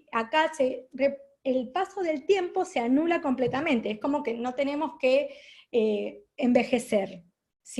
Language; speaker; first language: Spanish; native; Spanish